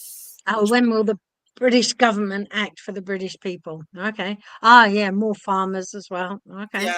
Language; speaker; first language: English; native; English